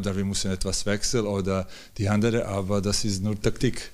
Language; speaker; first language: German; non-native, learner; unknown